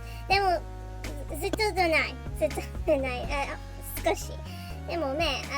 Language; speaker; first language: Japanese; non-native, learner; English